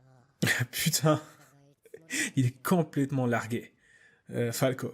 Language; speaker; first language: French; native; French